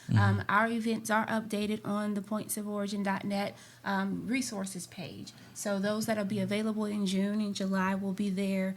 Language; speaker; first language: English; native; English